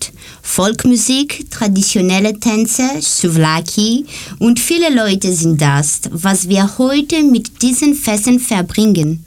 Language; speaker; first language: German; non-native, learner; Greek